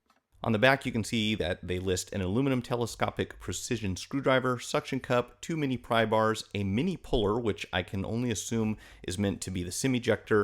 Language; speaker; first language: English; native; English